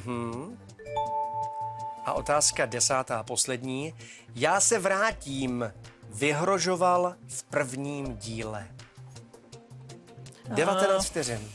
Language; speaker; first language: Czech; native; Czech